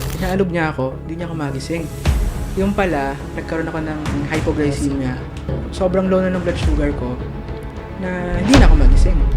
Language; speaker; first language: Filipino; non-native, local second language; Hiligaynon